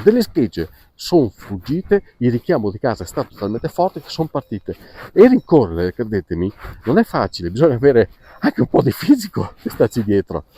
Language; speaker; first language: Italian; native; Italian